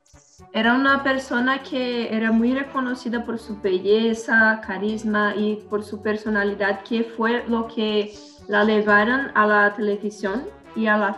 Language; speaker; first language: Spanish; non-native, learner; Portuguese